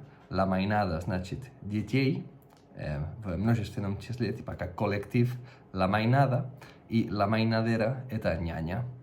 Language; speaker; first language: Russian; non-native, fluent; Catalan